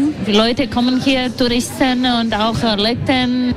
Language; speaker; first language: German; non-native, learner; Latvian